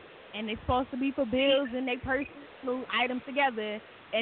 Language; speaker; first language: English; native; English